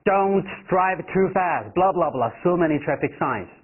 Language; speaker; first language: English; non-native, fluent; Chinese